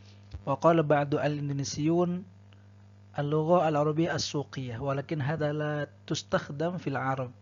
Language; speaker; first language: Arabic; non-native, fluent; Indonesian